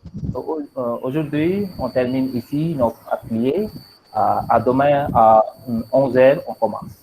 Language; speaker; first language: French; non-native, fluent; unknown